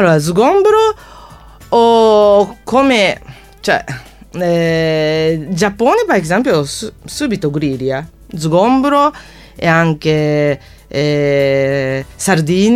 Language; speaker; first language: Italian; non-native, fluent; Japanese